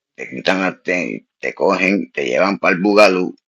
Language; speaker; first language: Spanish; early bilingual, heritage; Spanish